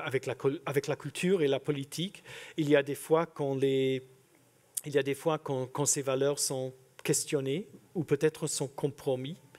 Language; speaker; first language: French; non-native, fluent; English